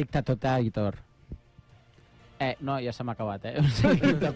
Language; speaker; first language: Catalan; native; Catalan